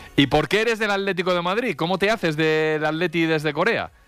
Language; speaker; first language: Spanish; native; Spanish